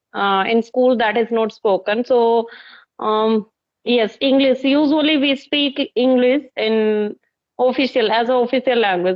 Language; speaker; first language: English; non-native, local second language; Hindi